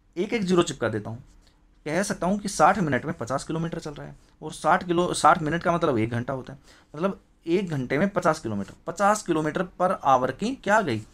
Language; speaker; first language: Hindi; native; Hindi